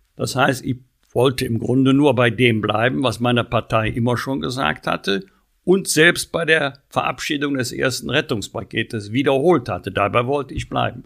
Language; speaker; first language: German; native; German